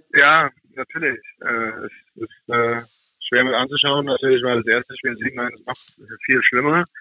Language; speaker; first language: German; native; German